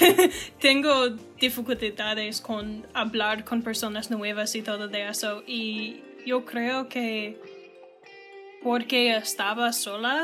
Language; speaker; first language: Spanish; non-native, learner; English